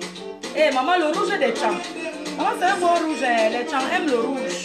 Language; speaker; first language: French; non-native, local second language; Lingala